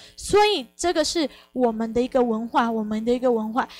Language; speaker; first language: Chinese; non-native, fluent; Spanish